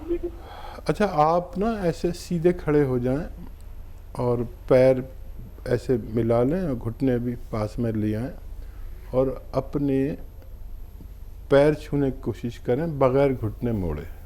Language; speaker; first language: Hindi; native; Hindi